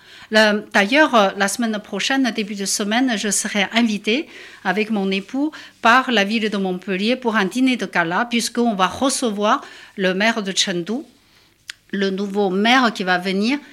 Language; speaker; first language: French; non-native, fluent; Chinese